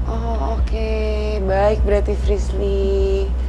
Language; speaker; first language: Indonesian; native; Indonesian